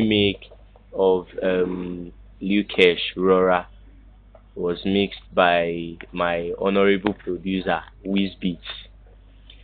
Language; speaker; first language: English; non-native, local second language; Yoruba